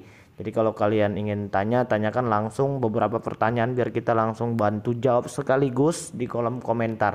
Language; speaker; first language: Indonesian; native; Indonesian